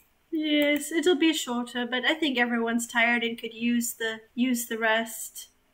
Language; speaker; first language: English; native; English